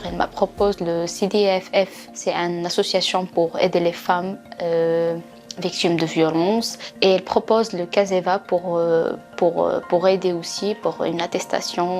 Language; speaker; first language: French; non-native, learner; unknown